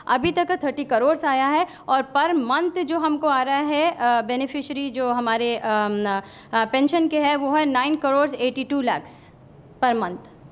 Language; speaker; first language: Hindi; non-native, local second language; Urdu